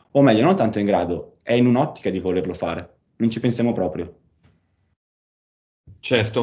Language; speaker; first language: Italian; native; Italian